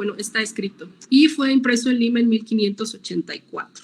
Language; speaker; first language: Spanish; native; Spanish